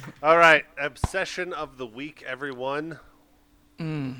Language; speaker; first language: English; native; English